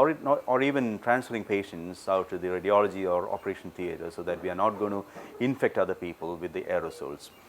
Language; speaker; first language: English; non-native, local second language; Malayalam